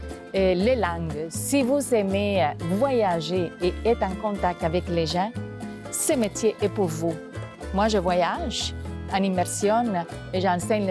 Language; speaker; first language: French; non-native, fluent; Spanish